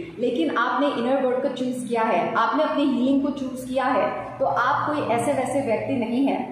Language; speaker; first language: Hindi; non-native, local second language; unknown